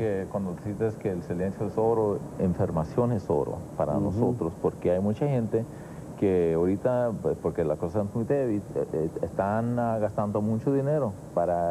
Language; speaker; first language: Spanish; early bilingual, other home language; English